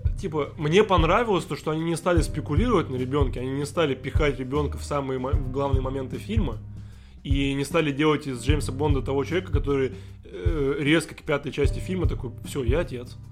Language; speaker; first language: Russian; native; Russian